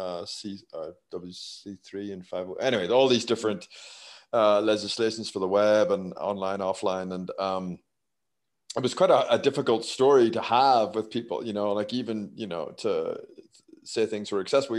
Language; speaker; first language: English; native; English